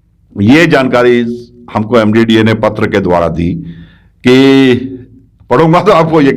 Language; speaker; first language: Hindi; native; Hindi